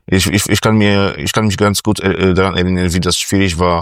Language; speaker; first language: German; non-native, fluent; Polish